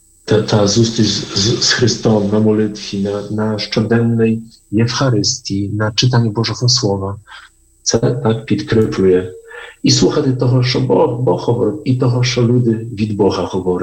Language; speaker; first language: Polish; non-native, learner; Ukrainian